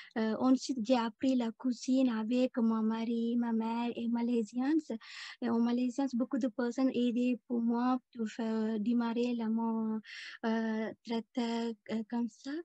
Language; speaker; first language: French; non-native, learner; Tamil